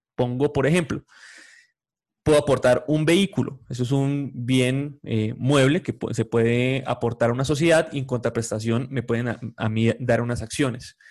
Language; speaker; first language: Spanish; native; Spanish